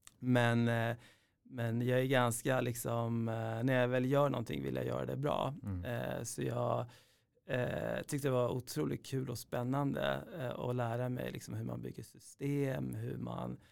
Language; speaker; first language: Swedish; early bilingual, other home language; Persian